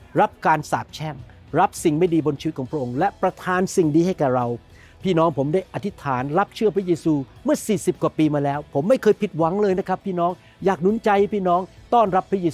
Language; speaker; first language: Thai; native; Thai